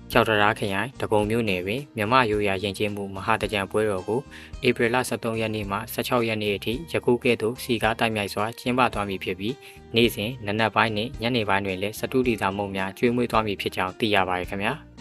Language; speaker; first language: Burmese; native; Burmese